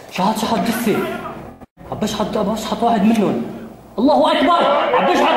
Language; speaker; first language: Arabic; native; Arabic